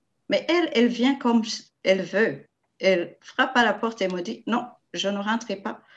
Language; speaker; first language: French; non-native, local second language; Rundi